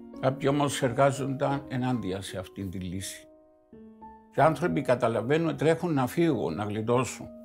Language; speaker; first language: Greek; native; Greek